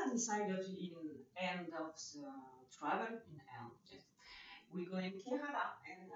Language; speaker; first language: English; non-native, learner; French